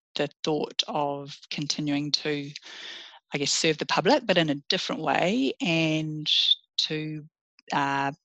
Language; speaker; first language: English; native; English